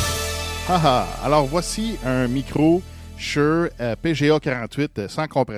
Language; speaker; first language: French; native; French